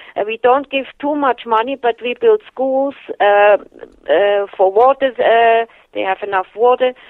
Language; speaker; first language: English; non-native, fluent; Swiss German